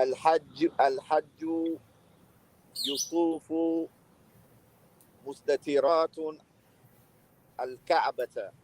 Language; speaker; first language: Arabic; non-native, learner; English